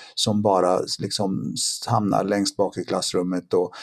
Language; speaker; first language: Swedish; early bilingual, other home language; Polish